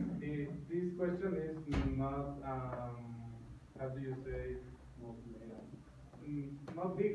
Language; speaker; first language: English; non-native, learner; Spanish